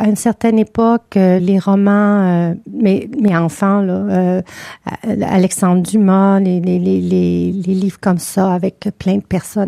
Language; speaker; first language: French; native; French